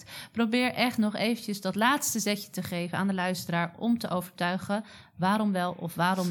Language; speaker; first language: Dutch; native; Dutch